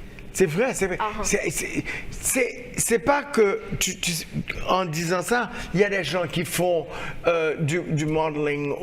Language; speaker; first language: French; non-native, local second language; Haitian Creole